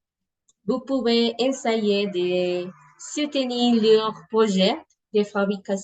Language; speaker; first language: French; non-native, learner; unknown